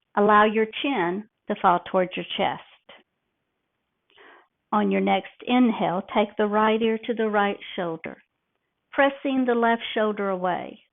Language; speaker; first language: English; native; English